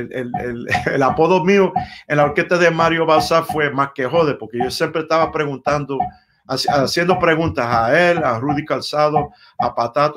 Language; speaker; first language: Spanish; early bilingual, heritage; Spanish